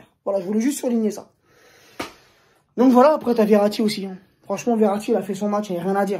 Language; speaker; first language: French; native; French